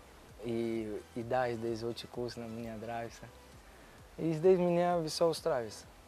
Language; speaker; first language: Russian; non-native, learner; Portuguese